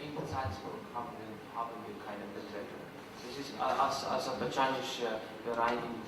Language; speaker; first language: German; non-native, fluent; Azerbaijani